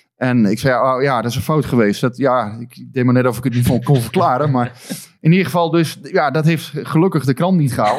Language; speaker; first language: Dutch; native; Dutch